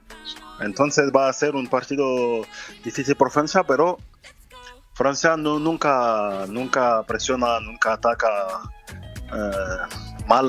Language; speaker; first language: Spanish; non-native, fluent; French